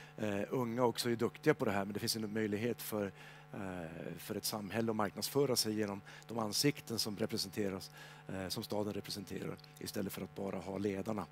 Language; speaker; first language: Swedish; native; Swedish